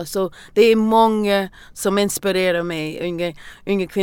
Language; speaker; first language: Swedish; non-native, learner; English